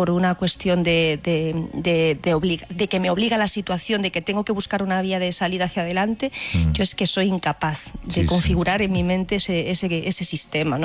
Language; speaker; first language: Spanish; native; Spanish